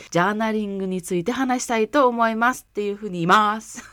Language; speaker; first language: Japanese; early bilingual, heritage; Japanese